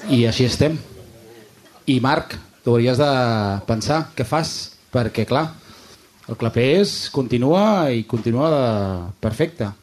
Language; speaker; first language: Catalan; non-native, fluent; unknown